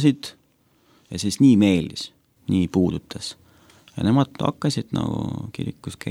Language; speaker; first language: Estonian; non-native, local second language; Russian